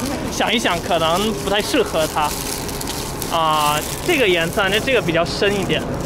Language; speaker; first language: Chinese; non-native, fluent; English